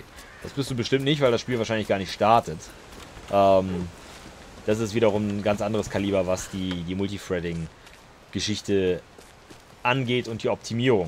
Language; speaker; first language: German; native; German